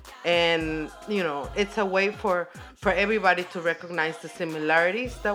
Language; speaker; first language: English; non-native, fluent; Spanish